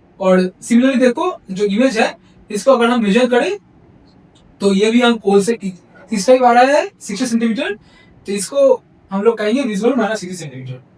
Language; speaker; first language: Hindi; non-native, local second language; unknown